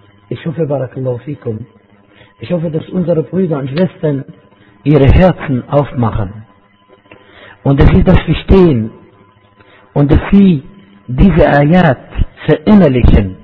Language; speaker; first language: German; non-native, fluent; Arabic